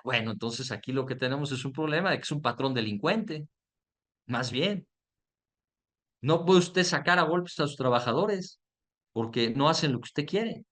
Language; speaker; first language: Spanish; native; Spanish